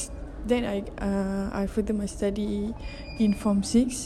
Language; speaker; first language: English; non-native, local second language; Malay